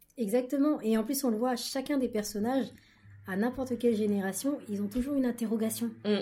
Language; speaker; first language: French; native; French